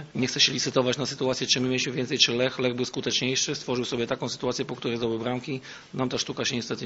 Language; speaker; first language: Polish; native; Polish